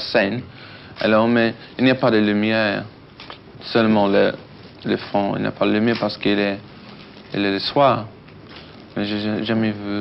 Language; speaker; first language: French; non-native, learner; English